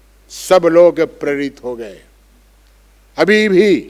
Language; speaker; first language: Hindi; non-native, local second language; Bangla